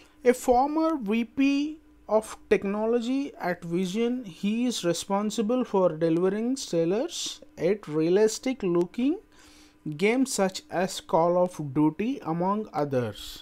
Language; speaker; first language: English; non-native, local second language; Telugu